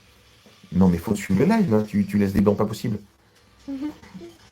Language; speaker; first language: French; native; French